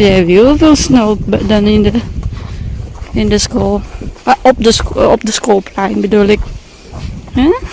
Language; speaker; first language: Dutch; non-native, fluent; Filipino